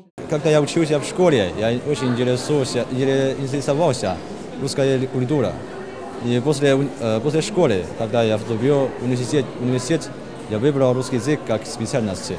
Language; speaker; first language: Russian; non-native, fluent; Chinese